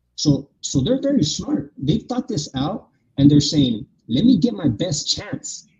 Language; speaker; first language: English; native; English